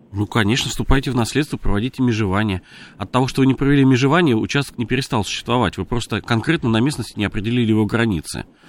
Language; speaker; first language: Russian; native; Russian